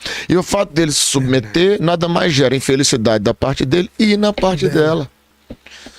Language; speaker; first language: Portuguese; native; Portuguese